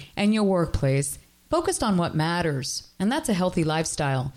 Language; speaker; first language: English; early bilingual, other home language; Spanish